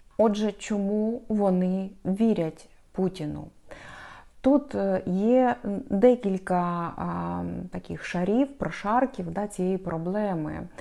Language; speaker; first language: Ukrainian; non-native, local second language; Russian